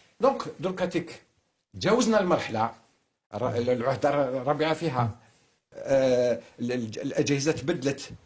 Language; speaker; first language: Arabic; native; Arabic